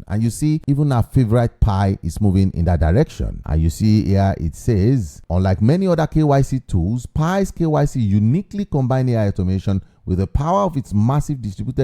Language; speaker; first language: English; non-native, local second language; Yoruba